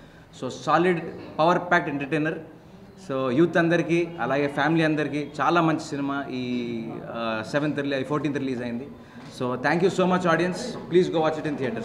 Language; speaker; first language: Telugu; native; Telugu